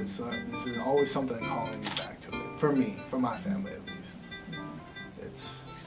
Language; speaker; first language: English; early bilingual, other home language; Spanish